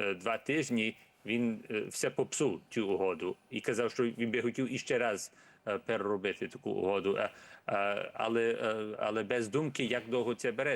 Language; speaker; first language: Ukrainian; early bilingual, heritage; Ukrainian